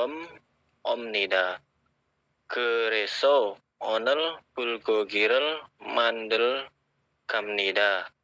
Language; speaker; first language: Korean; non-native, learner; Indonesian